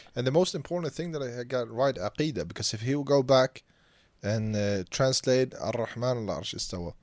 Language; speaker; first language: English; non-native, fluent; Swedish